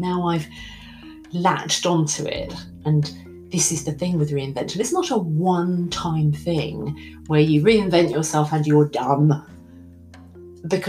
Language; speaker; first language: English; native; English